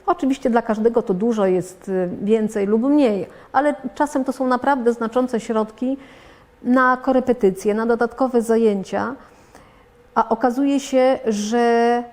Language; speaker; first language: Polish; native; Polish